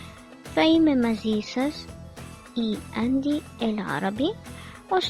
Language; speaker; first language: Greek; non-native, fluent; Arabic